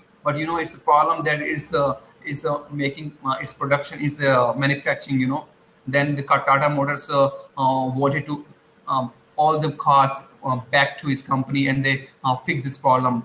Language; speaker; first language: English; non-native, learner; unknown